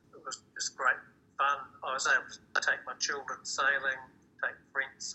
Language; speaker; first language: English; native; English